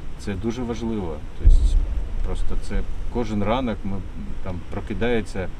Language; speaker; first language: Ukrainian; non-native, local second language; Russian